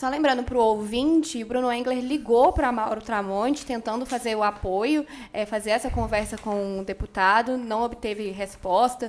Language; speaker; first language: Portuguese; native; Portuguese